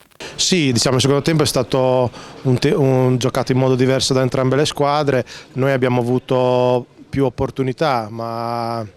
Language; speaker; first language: Italian; native; Italian